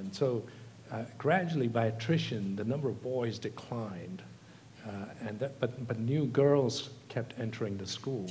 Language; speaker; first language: English; non-native, local second language; Tamil